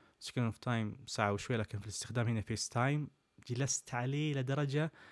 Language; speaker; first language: Arabic; native; Arabic